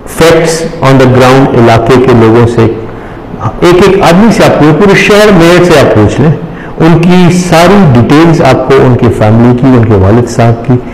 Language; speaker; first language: Urdu; non-native, local second language; Sindhi